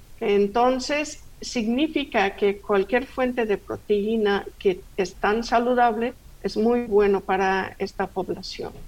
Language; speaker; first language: Spanish; non-native, fluent; English